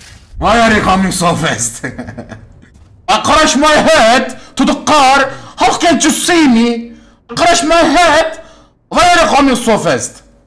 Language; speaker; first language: English; non-native, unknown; Turkish